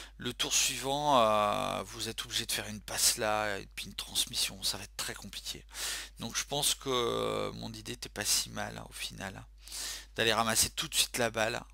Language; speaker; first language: French; native; French